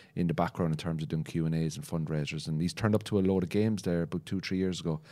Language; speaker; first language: English; native; English